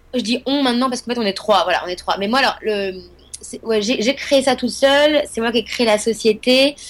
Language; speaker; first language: French; native; French